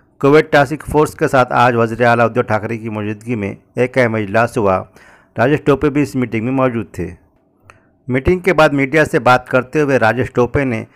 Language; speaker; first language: Urdu; native; Urdu